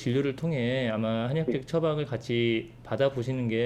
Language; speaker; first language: Korean; native; Korean